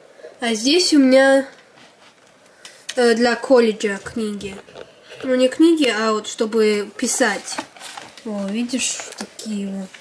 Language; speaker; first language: Russian; early bilingual, heritage; Russian